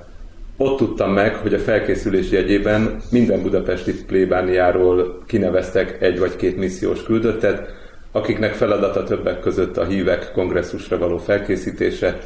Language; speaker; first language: Hungarian; native; Hungarian